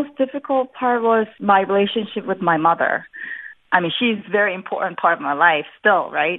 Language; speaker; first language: English; non-native, fluent; Korean